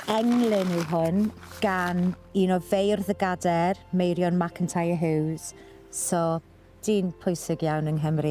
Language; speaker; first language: Welsh; native; Welsh